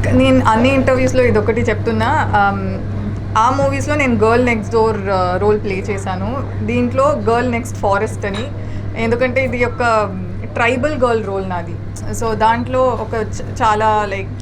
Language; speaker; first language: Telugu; non-native, fluent; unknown